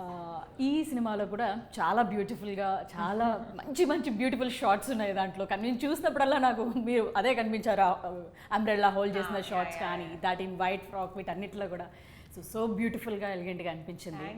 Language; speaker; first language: Telugu; native; Telugu